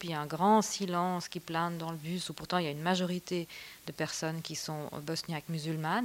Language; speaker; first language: French; native; French